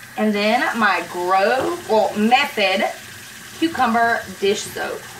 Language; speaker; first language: English; native; English